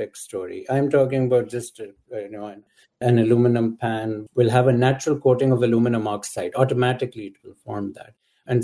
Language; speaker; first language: English; non-native, local second language; Urdu